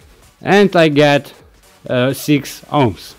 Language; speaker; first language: English; non-native, learner; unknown